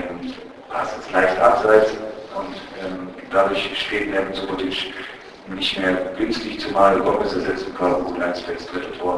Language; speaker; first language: German; native; German